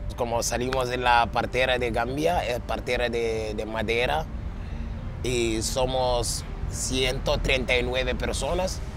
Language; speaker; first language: Spanish; non-native, learner; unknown